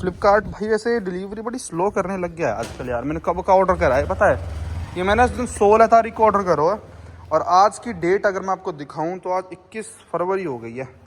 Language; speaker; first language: Hindi; native; Hindi